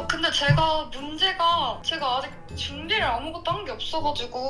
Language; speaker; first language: Korean; native; Korean